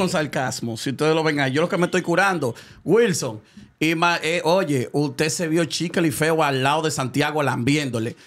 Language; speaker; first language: Spanish; native; Spanish